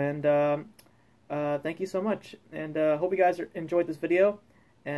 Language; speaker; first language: English; native; English